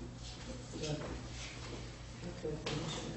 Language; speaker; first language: English; native; English